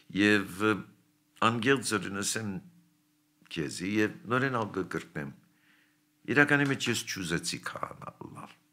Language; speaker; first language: Armenian; early bilingual, heritage; Armenian